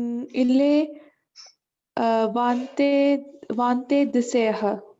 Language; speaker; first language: French; non-native, learner; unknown